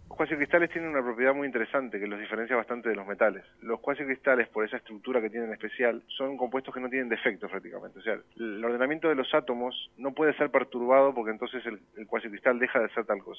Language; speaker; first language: Spanish; native; Spanish